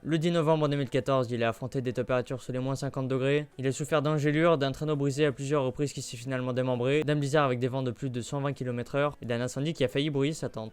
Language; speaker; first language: French; native; French